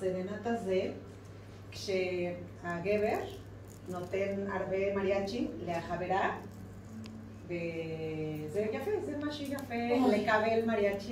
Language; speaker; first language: Hebrew; non-native, learner; Spanish